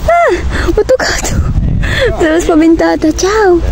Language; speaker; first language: Italian; non-native, learner; Filipino